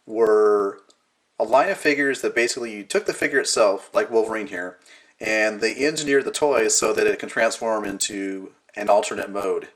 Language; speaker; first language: English; native; English